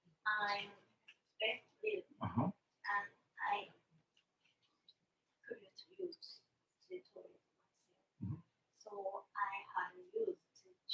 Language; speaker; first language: English; non-native, learner; Japanese